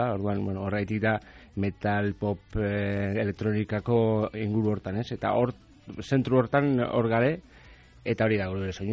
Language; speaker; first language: Basque; native; Basque